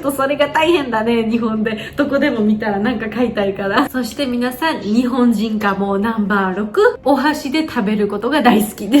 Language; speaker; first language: Japanese; non-native, fluent; Georgian